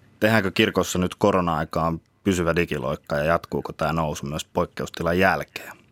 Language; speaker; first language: Finnish; native; Finnish